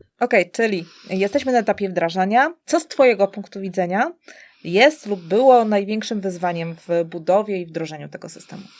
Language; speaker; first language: Polish; native; Polish